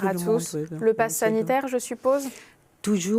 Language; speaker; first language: French; native; French